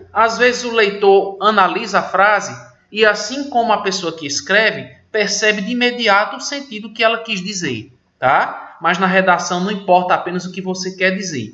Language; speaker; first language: Portuguese; native; Portuguese